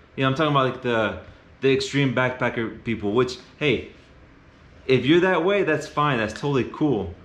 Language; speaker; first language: English; native; English